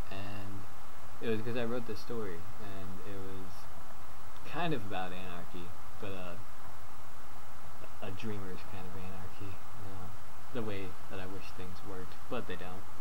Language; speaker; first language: English; native; English